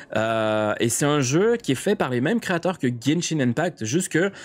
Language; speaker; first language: French; native; French